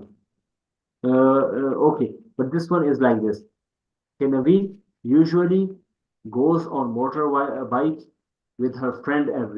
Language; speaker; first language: English; non-native, local second language; Urdu